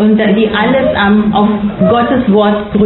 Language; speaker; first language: German; non-native, fluent; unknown